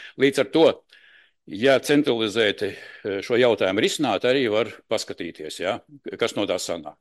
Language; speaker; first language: Latvian; non-native, local second language; Russian